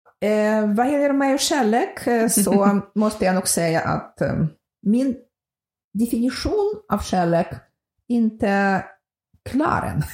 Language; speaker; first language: Swedish; non-native, fluent; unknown